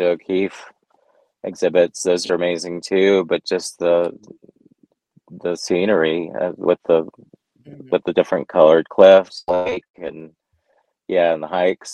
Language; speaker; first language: English; native; English